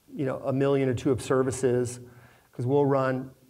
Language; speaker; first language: English; native; English